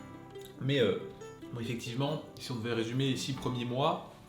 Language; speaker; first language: French; native; French